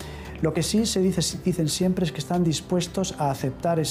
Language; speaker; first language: Spanish; native; Spanish